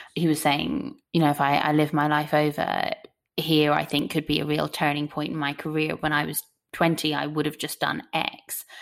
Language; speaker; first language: English; native; English